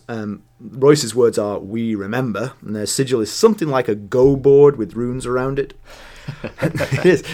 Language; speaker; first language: English; native; English